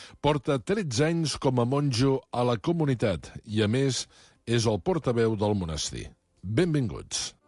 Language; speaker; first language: Catalan; native; Catalan